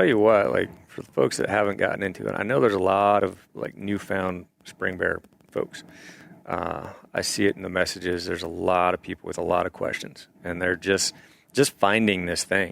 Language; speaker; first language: English; native; English